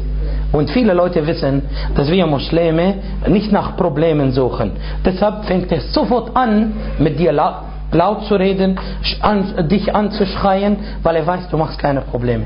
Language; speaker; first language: German; non-native, fluent; Arabic